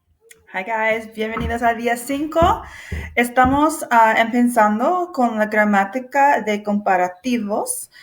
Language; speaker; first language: Spanish; non-native, fluent; English